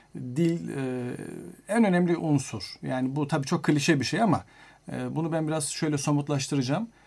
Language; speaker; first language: Turkish; native; Turkish